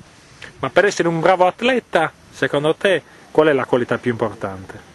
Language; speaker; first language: Italian; native; Italian